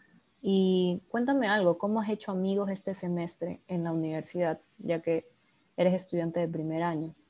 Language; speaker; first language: Spanish; native; Spanish